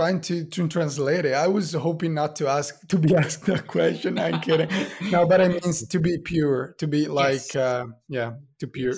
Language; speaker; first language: English; non-native, fluent; Italian